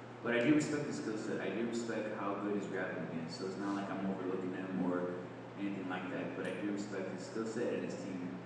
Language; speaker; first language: English; native; English